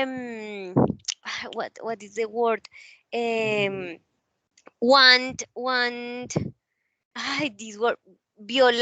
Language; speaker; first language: English; non-native, learner; Spanish